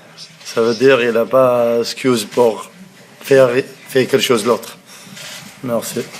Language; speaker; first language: French; non-native, learner; Arabic